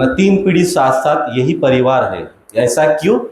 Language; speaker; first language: Hindi; non-native, local second language; Marathi